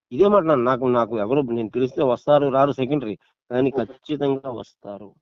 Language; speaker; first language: Telugu; non-native, local second language; Odia